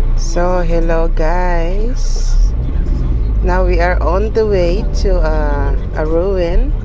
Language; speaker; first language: English; non-native, local second language; Filipino